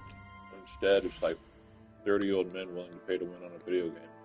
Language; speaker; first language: English; native; English